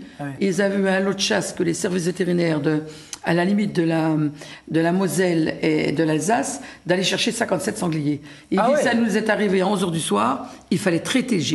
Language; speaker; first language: French; native; French